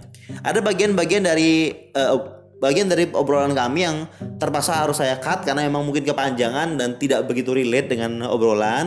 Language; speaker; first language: Indonesian; native; Indonesian